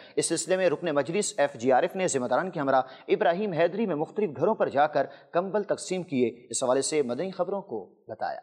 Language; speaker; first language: Urdu; native; Urdu